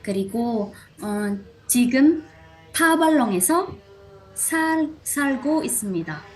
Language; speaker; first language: Korean; non-native, learner; Indonesian